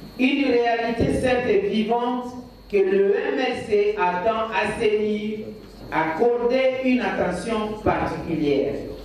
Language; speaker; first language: French; non-native, local second language; Lingala